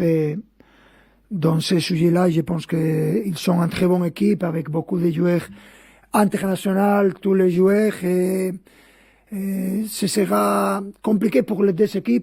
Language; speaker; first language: French; non-native, fluent; Spanish